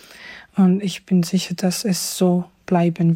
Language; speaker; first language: German; non-native, fluent; Georgian